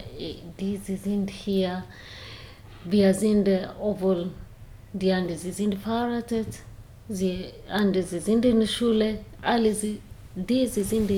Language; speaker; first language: German; non-native, learner; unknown